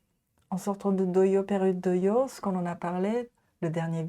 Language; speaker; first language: French; non-native, learner; Japanese